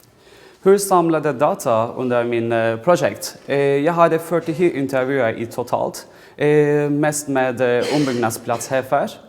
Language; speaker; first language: Swedish; non-native, fluent; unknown